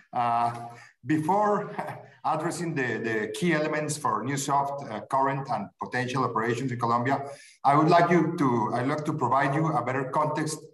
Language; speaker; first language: English; non-native, fluent; Spanish